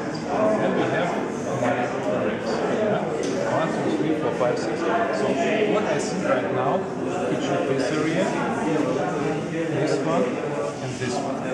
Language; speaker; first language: English; non-native, learner; German